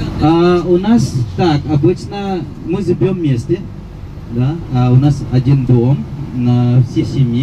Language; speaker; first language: Russian; non-native, fluent; Balinese